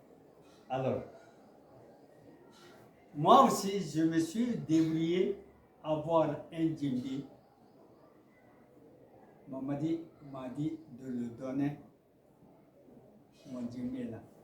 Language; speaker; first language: French; non-native, local second language; Mandingo